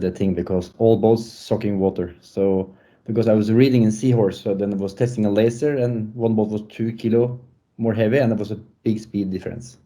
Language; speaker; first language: English; non-native, fluent; Norwegian